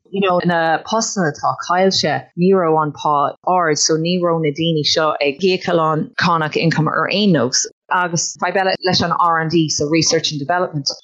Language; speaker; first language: Irish; non-native, local second language; English